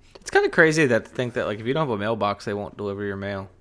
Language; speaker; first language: English; native; English